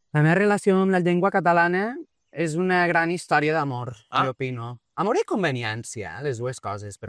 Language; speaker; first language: Catalan; early bilingual, other home language; Portuguese